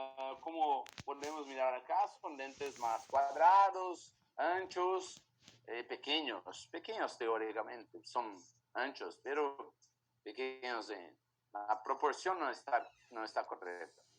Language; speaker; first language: Spanish; non-native, fluent; Portuguese